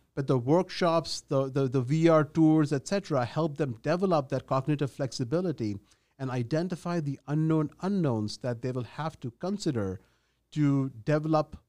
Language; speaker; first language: English; non-native, local second language; Gujarati